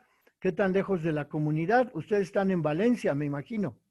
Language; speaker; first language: Spanish; native; Spanish